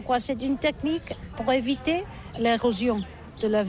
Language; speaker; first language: French; non-native, learner; Catalan